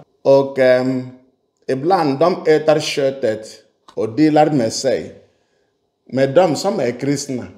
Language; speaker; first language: Swedish; non-native, fluent; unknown